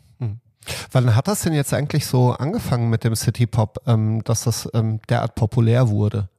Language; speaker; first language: German; early bilingual, other home language; Serbian